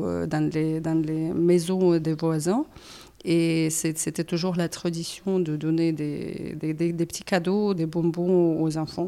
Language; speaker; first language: French; non-native, fluent; Ukrainian